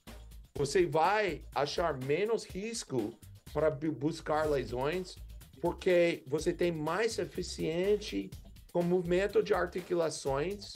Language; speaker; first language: Portuguese; non-native, learner; English